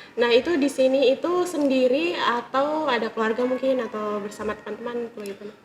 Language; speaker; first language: Indonesian; native; Indonesian